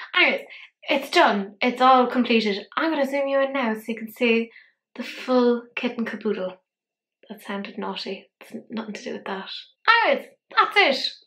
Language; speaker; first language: English; native; English